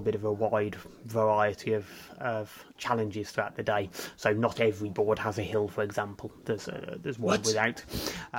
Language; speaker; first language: English; native; English